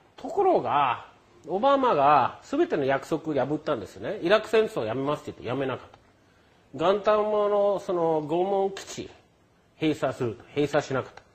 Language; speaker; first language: Japanese; non-native, fluent; English